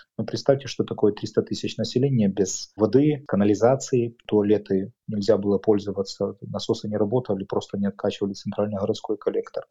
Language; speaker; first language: Russian; native; Russian